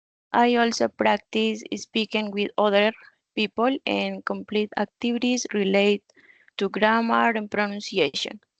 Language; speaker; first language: English; non-native, learner; Spanish